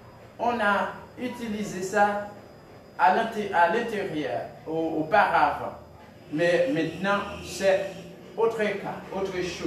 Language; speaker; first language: French; non-native, local second language; Haitian Creole